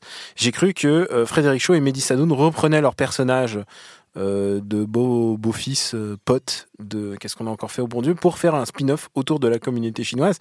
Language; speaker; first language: French; native; French